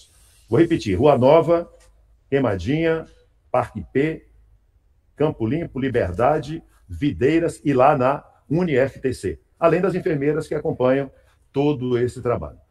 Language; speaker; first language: Portuguese; native; Portuguese